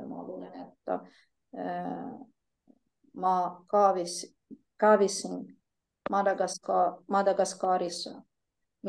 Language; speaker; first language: Finnish; non-native, fluent; Polish